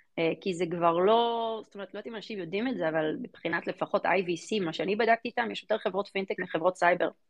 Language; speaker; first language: Hebrew; early bilingual, other home language; English